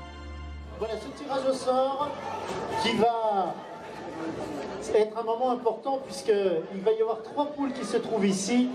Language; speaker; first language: French; native; French